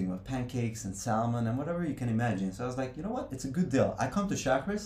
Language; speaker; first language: English; non-native, fluent; Hungarian